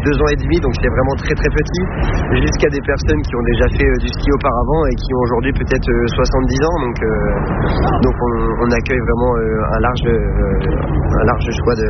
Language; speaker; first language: French; native; French